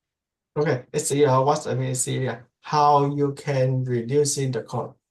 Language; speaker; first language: English; non-native, learner; Indonesian